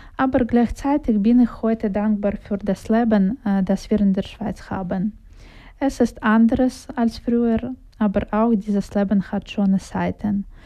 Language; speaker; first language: German; non-native, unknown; Russian